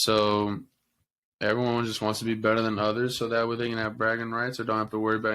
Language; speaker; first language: English; native; English